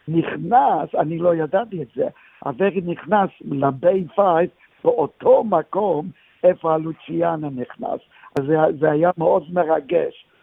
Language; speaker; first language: Hebrew; non-native, fluent; English